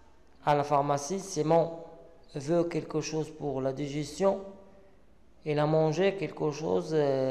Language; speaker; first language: French; non-native, local second language; Arabic